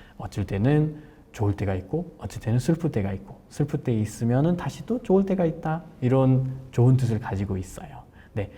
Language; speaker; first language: Korean; non-native, fluent; Nepali